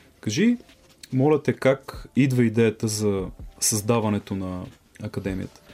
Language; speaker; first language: Bulgarian; native; Bulgarian